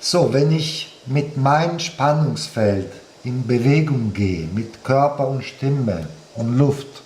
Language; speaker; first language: German; non-native, fluent; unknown